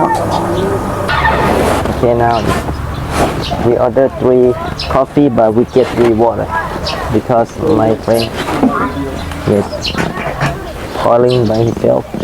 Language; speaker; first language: English; non-native, learner; Thai